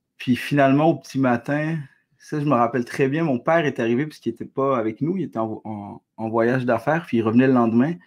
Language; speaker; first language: French; early bilingual, other home language; Arabic